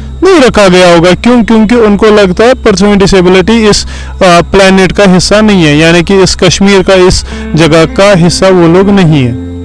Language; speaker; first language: Urdu; non-native, local second language; Kashmiri